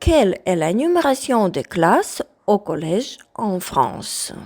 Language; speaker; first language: French; non-native, fluent; Ukrainian